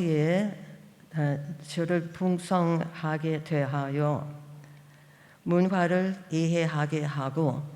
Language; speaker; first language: Korean; non-native, fluent; English